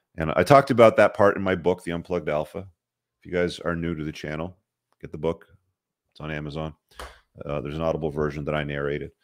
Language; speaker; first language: English; native; English